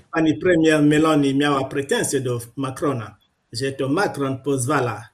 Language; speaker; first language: Polish; non-native, fluent; Lingala